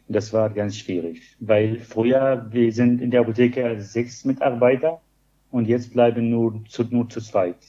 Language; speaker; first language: German; non-native, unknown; Arabic